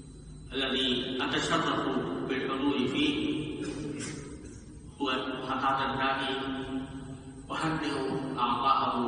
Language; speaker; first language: Arabic; non-native, fluent; Urdu